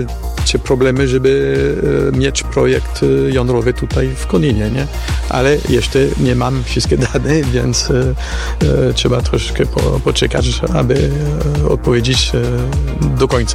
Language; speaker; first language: Polish; non-native, fluent; French